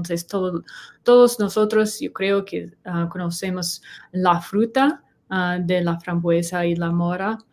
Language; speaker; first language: Spanish; non-native, learner; English